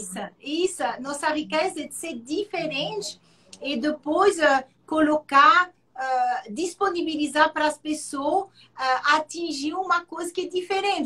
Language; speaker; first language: Portuguese; non-native, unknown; French